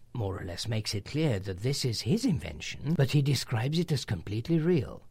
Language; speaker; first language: English; non-native, fluent; Hungarian